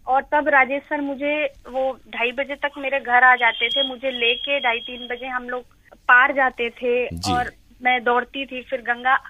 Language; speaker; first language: Hindi; native; Hindi